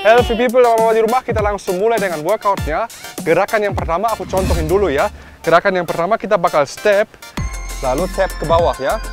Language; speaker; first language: Indonesian; native; Indonesian